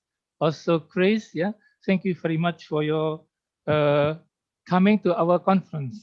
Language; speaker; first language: English; non-native, fluent; Indonesian